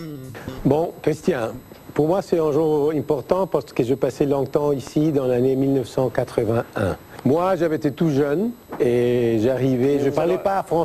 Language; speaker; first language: French; non-native, fluent; Spanish